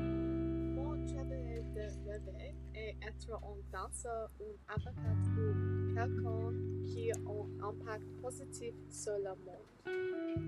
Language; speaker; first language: French; non-native, learner; English